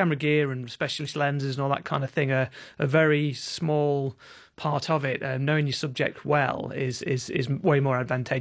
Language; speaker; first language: English; native; English